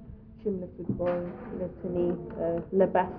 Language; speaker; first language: French; non-native, learner; English